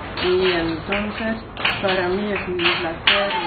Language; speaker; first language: Spanish; non-native, fluent; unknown